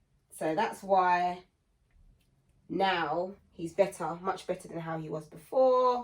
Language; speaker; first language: English; native; English